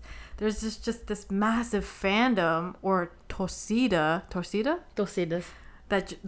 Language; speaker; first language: English; native; English